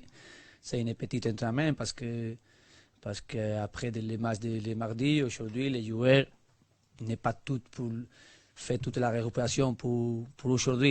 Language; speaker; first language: French; non-native, learner; Spanish